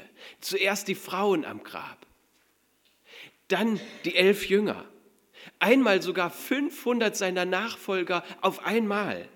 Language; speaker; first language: German; native; German